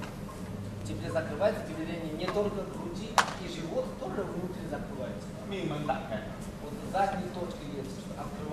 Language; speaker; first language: Russian; non-native, learner; Chinese